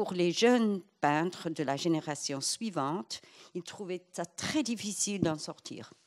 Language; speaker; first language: French; non-native, fluent; English